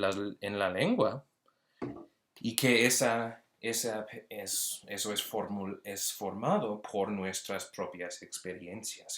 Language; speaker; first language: Spanish; early bilingual, heritage; Spanish